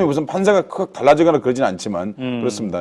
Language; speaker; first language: Korean; native; Korean